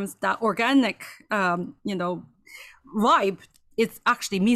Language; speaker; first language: English; non-native, fluent; Chinese